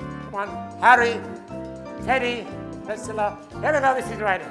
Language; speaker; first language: English; native; English